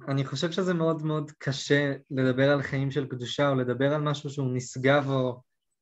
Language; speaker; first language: Hebrew; native; Hebrew